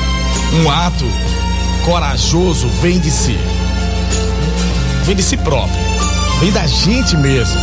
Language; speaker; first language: Portuguese; native; Portuguese